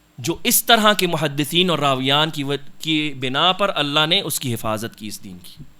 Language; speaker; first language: Urdu; non-native, local second language; Punjabi